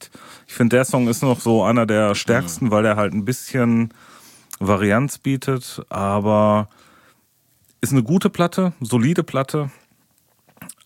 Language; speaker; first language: German; native; German